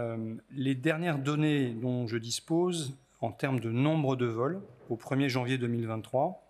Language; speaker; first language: French; native; French